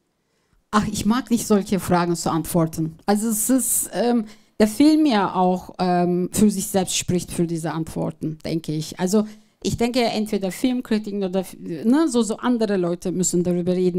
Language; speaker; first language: German; non-native, fluent; Turkish